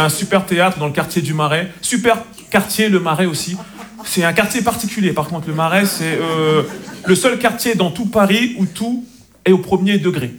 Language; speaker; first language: French; native; French